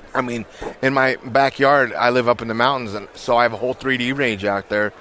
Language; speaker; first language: English; native; English